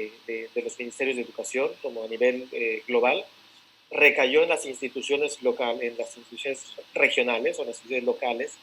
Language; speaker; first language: Spanish; native; Spanish